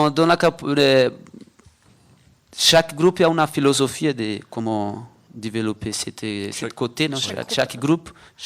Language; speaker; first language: French; non-native, fluent; Portuguese